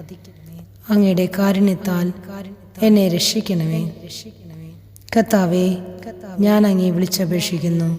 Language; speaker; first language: Malayalam; native; Malayalam